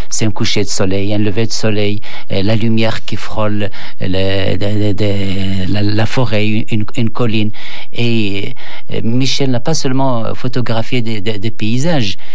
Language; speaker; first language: French; non-native, local second language; Berber languages